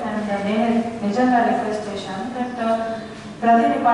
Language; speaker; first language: Telugu; non-native, local second language; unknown